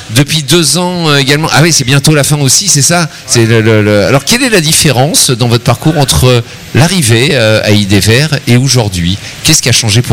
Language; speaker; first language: French; native; French